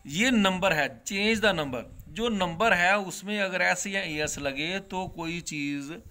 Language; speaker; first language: Hindi; non-native, local second language; Punjabi